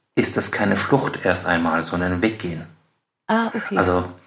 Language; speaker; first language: German; non-native, fluent; Persian